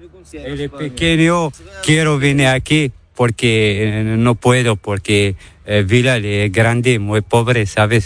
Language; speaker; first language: Spanish; non-native, learner; Arabic